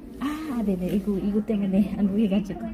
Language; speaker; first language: Korean; non-native, fluent; Filipino